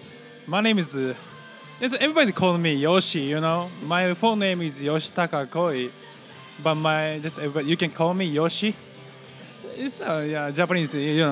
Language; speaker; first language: English; non-native, learner; Japanese